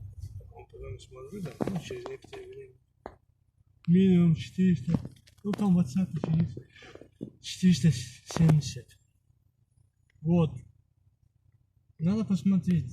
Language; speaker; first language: Russian; non-native, learner; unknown